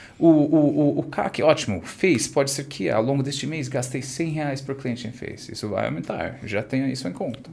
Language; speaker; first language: Portuguese; non-native, fluent; English